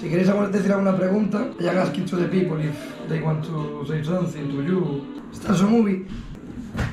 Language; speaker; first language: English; non-native, learner; Spanish